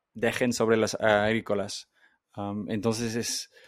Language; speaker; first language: Spanish; non-native, fluent; English